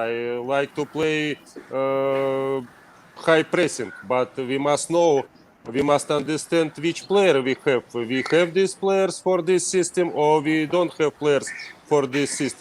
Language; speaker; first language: English; non-native, learner; Russian